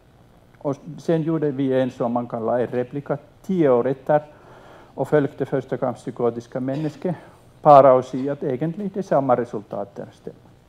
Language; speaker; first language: Swedish; non-native, local second language; Finnish